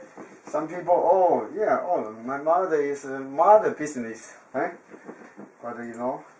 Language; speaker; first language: English; non-native, learner; Chinese